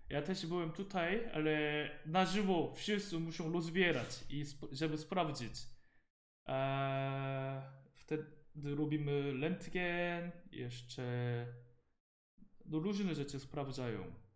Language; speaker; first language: Polish; non-native, learner; Korean